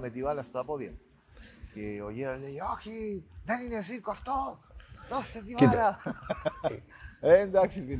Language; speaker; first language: Greek; non-native, learner; Spanish